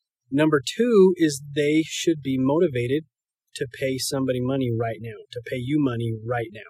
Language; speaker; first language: English; native; English